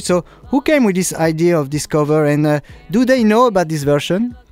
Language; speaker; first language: English; non-native, fluent; French